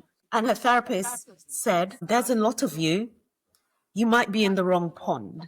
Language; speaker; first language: English; native; English